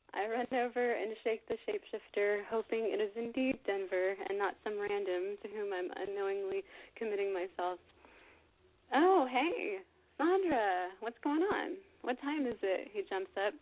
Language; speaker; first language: English; native; English